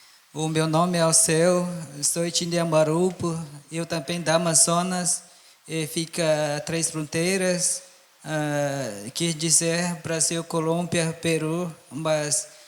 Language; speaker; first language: Portuguese; non-native, local second language; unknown